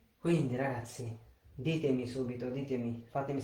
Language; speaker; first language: Italian; non-native, fluent; Bangla